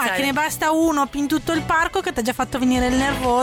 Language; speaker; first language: Italian; native; Italian